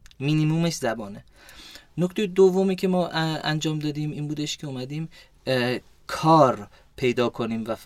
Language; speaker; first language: Persian; early bilingual, heritage; Persian